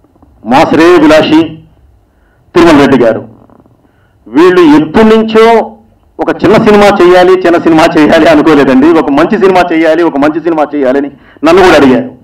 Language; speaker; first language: Telugu; native; Telugu